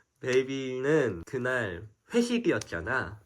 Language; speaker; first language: Korean; native; Korean